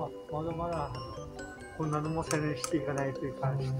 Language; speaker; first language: Japanese; native; Japanese